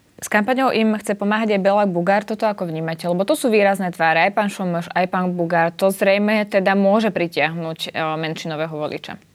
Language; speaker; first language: Slovak; native; Slovak